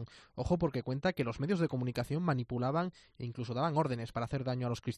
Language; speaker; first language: Spanish; native; Spanish